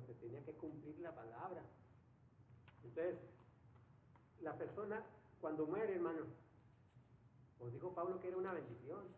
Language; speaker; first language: Spanish; native; Spanish